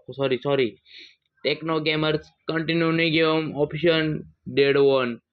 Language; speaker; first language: Hindi; non-native, local second language; Marathi